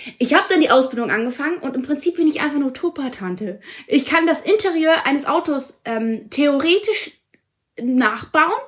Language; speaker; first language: German; early bilingual, other home language; Italian